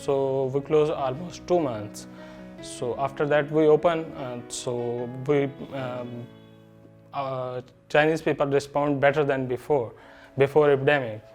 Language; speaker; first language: English; non-native, learner; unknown